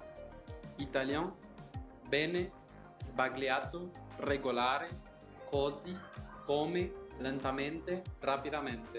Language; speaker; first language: Italian; non-native, learner; Spanish